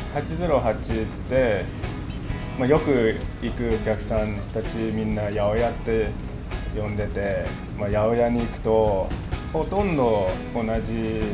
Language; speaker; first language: Japanese; early bilingual, other home language; English